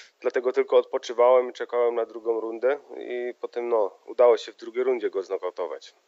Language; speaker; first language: Polish; early bilingual, heritage; Polish